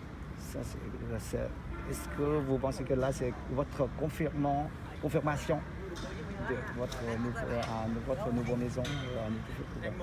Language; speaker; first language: French; non-native, learner; Vietnamese